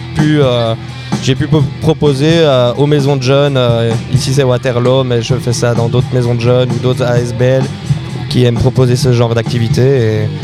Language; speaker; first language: French; native; French